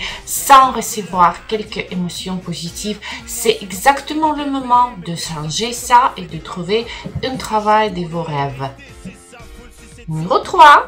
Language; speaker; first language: French; non-native, learner; Russian